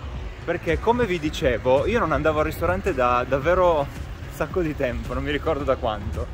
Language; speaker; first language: Italian; native; Italian